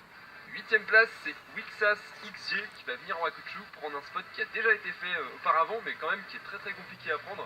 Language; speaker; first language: French; native; French